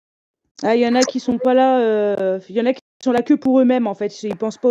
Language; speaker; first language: French; native; French